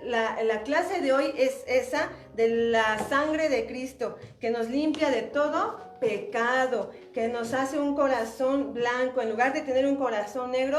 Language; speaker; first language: Spanish; native; Spanish